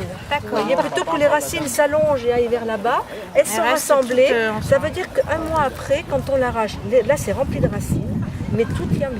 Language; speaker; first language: French; native; French